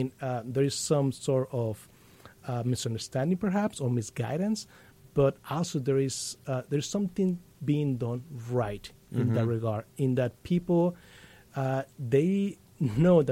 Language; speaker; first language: English; non-native, fluent; Spanish